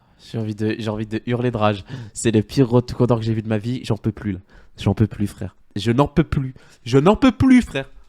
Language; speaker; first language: French; native; French